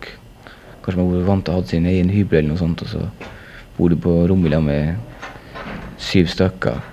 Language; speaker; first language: Norwegian; native; Norwegian